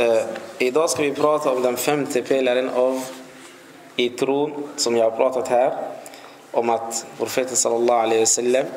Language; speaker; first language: Swedish; non-native, fluent; Arabic